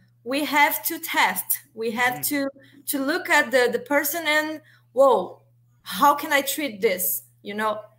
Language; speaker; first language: English; non-native, learner; Portuguese